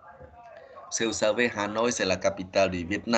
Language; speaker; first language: French; non-native, fluent; Khmer